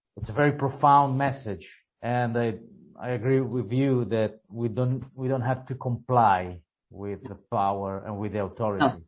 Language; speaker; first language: English; non-native, fluent; Italian